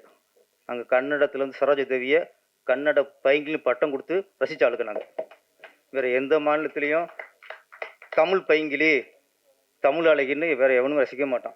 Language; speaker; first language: Tamil; native; Tamil